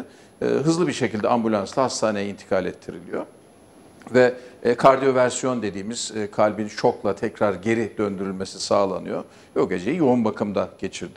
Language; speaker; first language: Turkish; native; Turkish